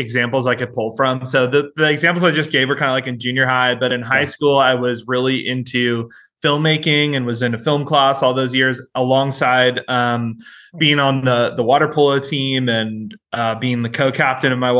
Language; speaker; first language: English; native; English